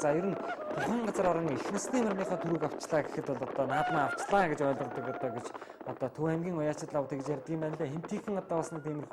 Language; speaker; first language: Mongolian; native; Mongolian